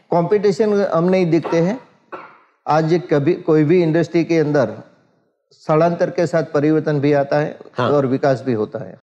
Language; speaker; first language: Hindi; non-native, local second language; Gujarati